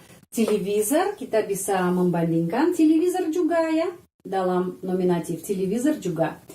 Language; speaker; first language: Indonesian; non-native, fluent; Russian